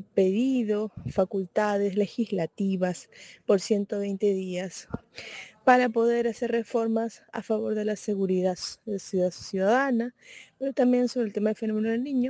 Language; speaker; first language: Spanish; native; Spanish